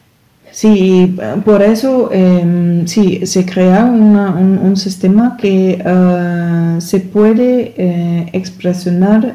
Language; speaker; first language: Spanish; non-native, learner; German